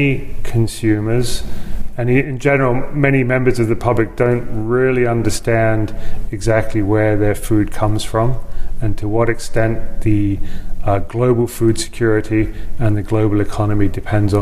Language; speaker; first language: English; native; English